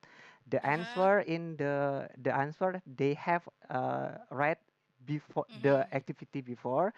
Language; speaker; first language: English; non-native, learner; Indonesian